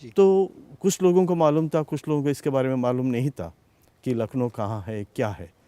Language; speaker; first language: Hindi; non-native, local second language; Konkani